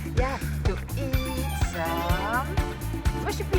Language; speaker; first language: English; non-native, learner; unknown